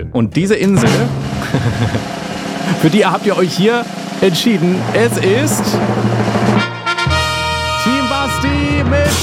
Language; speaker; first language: German; native; German